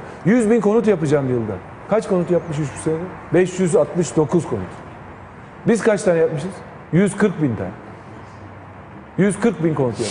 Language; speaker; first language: Turkish; native; Turkish